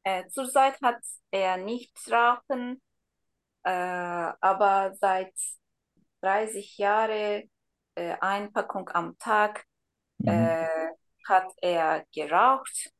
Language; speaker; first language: German; non-native, learner; Turkish